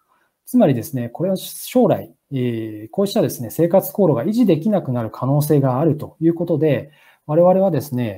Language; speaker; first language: Japanese; native; Japanese